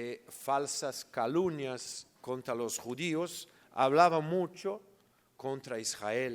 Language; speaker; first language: Spanish; non-native, learner; Portuguese